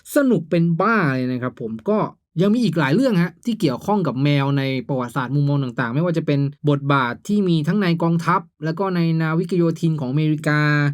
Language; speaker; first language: Thai; native; Thai